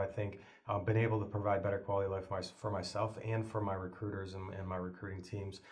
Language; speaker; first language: English; native; English